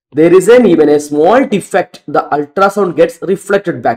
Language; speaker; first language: English; non-native, local second language; Malayalam